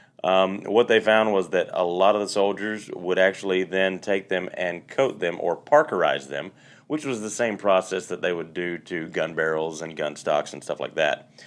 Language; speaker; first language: English; native; English